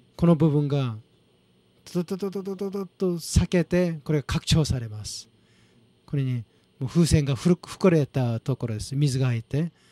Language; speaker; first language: Japanese; non-native, fluent; Korean